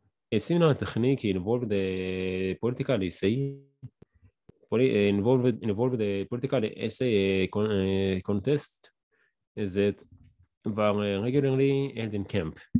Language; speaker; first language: English; non-native, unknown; Hebrew